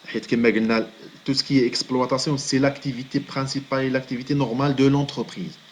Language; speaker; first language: French; non-native, local second language; Arabic